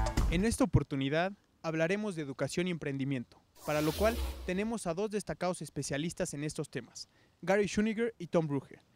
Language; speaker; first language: Spanish; native; Spanish